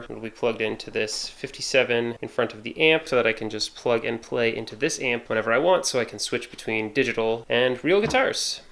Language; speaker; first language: English; native; English